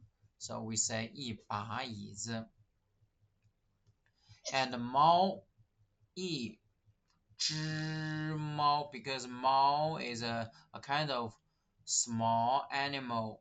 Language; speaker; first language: English; non-native, fluent; Chinese